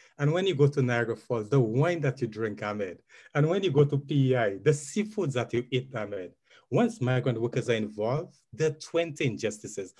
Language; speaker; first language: English; native; English